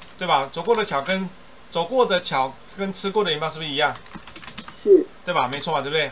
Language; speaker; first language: Chinese; native; Chinese